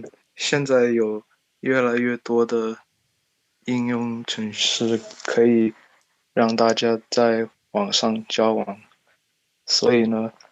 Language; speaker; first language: Chinese; early bilingual, heritage; Chinese